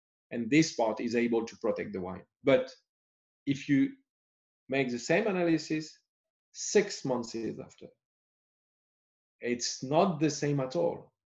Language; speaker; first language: English; non-native, fluent; French